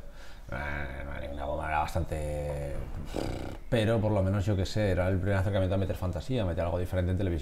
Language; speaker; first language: Spanish; native; Spanish